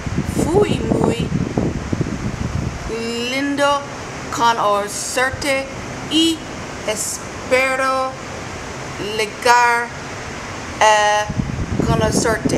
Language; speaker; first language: Spanish; non-native, learner; English